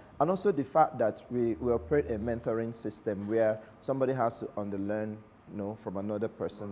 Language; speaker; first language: English; non-native, local second language; Igbo